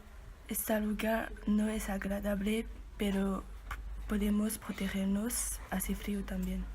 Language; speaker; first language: Spanish; non-native, learner; French